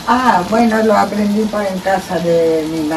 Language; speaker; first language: Spanish; native; Spanish